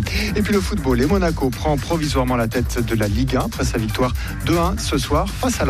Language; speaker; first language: French; native; French